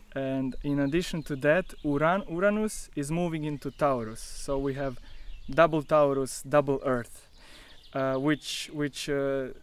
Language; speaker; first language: English; non-native, fluent; Croatian